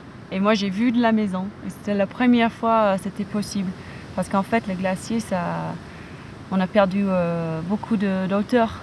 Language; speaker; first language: French; non-native, fluent; English